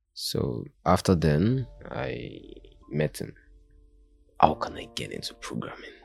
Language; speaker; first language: English; non-native, local second language; Yoruba